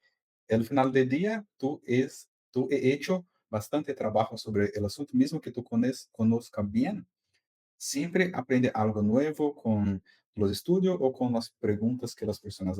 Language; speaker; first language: Spanish; non-native, fluent; Portuguese